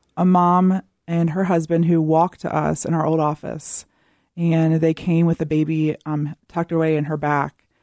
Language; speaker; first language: English; native; English